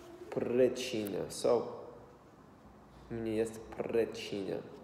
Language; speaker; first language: Russian; non-native, learner; English